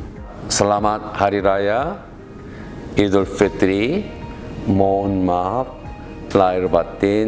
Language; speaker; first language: Indonesian; non-native, learner; Korean